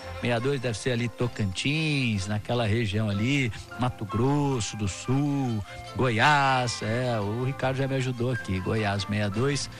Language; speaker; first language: Portuguese; native; Portuguese